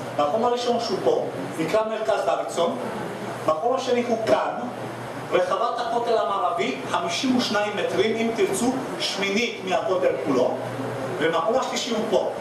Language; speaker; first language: Hebrew; non-native, fluent; Russian